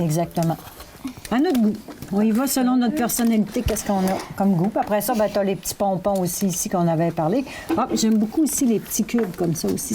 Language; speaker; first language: French; native; French